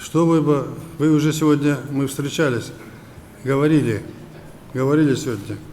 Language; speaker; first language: Russian; non-native, local second language; Kazakh